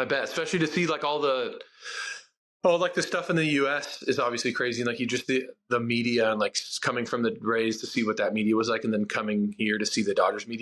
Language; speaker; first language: English; native; English